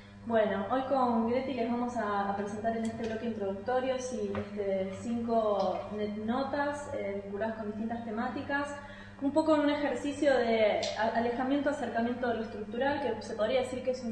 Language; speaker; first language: Spanish; native; Spanish